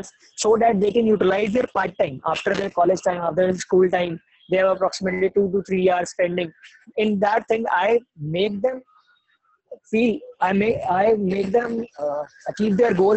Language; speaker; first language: English; non-native, local second language; Hindi